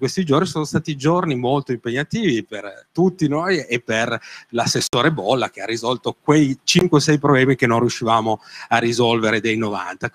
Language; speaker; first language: Italian; native; Italian